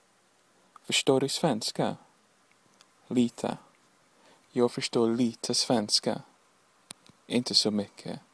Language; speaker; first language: Swedish; non-native, learner; English